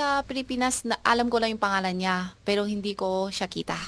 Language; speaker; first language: Filipino; non-native, learner; Chinese